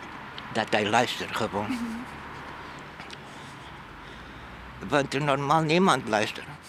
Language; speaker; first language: Dutch; non-native, fluent; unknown